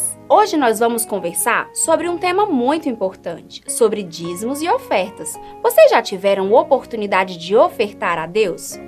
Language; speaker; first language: Portuguese; native; Portuguese